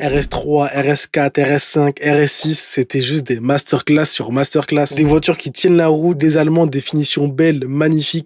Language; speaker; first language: French; native; French